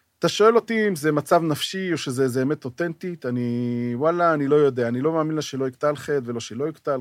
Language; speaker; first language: Hebrew; native; Hebrew